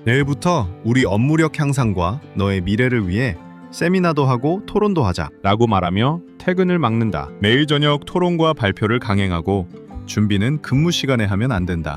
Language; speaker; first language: Korean; native; Korean